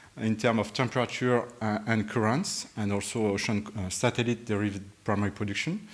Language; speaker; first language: English; non-native, fluent; French